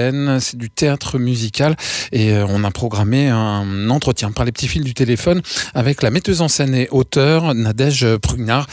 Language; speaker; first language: French; native; French